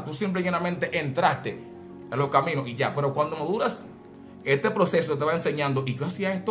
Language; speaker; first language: Spanish; native; Spanish